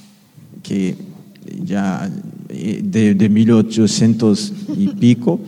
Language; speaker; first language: Spanish; non-native, fluent; Portuguese